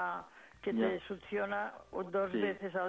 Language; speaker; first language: Spanish; native; Spanish